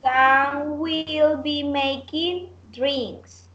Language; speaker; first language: English; non-native, learner; Spanish